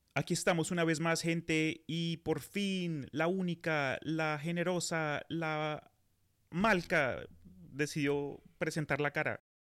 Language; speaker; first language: Spanish; early bilingual, heritage; Spanish